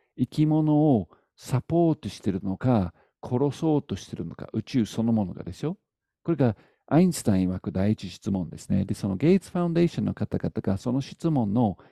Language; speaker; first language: Japanese; non-native, fluent; English